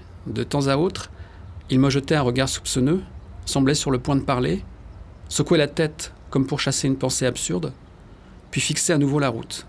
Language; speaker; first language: French; native; French